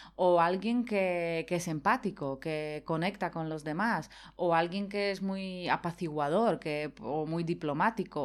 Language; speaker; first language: Spanish; non-native, fluent; Polish